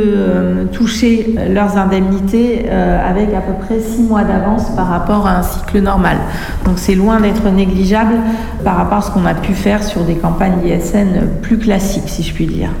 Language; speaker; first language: French; native; French